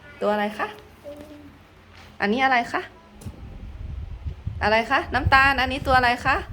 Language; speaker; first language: Thai; native; Thai